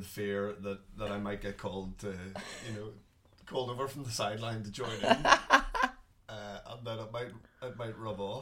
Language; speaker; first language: English; native; English